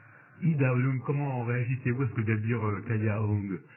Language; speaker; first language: French; native; French